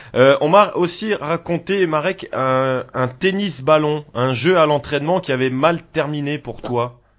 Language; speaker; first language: French; native; French